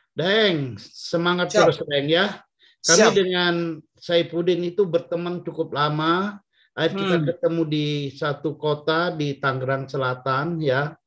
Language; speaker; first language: Indonesian; native; Indonesian